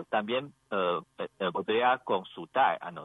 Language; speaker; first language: Spanish; non-native, learner; Chinese